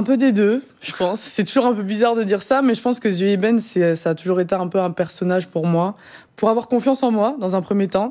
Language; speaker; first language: French; native; French